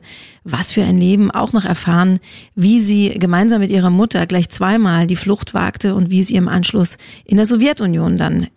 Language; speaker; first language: German; native; German